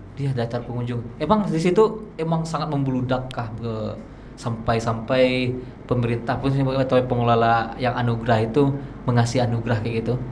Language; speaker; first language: Indonesian; non-native, local second language; Minangkabau